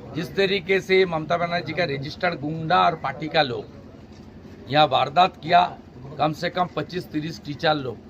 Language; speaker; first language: Hindi; non-native, local second language; Bangla